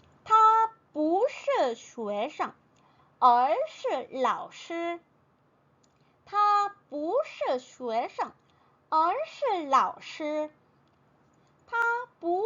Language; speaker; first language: Chinese; non-native, fluent; Korean